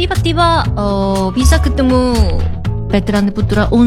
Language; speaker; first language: Indonesian; non-native, learner; Korean